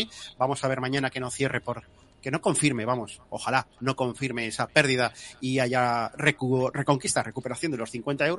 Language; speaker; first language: Spanish; native; Spanish